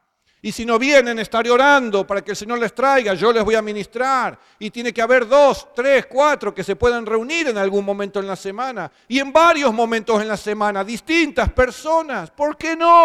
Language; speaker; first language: Spanish; native; Spanish